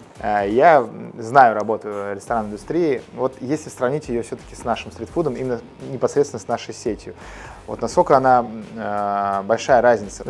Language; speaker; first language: Russian; native; Russian